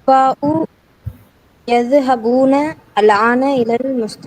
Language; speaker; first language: Arabic; non-native, learner; Tamil